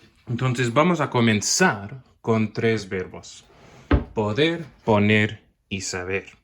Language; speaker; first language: Spanish; non-native, fluent; English